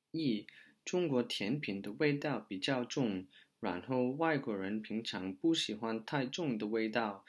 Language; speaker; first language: Chinese; non-native, learner; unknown